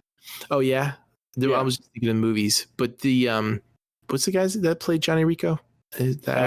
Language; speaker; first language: English; native; English